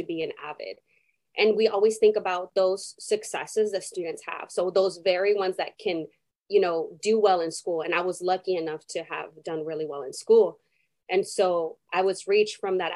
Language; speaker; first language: English; non-native, fluent; Spanish